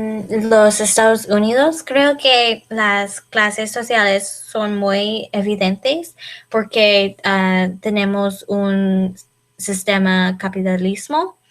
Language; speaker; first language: Spanish; non-native, learner; English